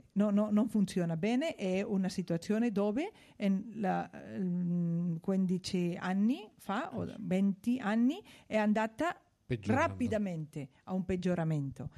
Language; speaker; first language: Italian; non-native, fluent; Spanish